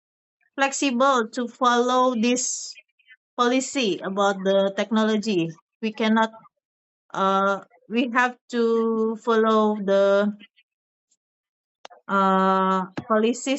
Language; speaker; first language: English; non-native, learner; Indonesian